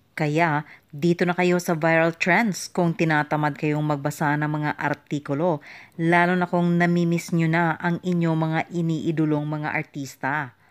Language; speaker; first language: Filipino; native; Filipino